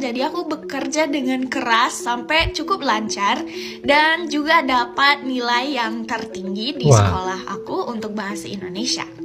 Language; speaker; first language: Indonesian; non-native, fluent; English